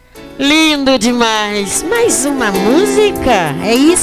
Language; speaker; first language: Portuguese; native; Portuguese